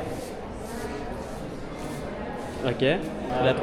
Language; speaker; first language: French; native; French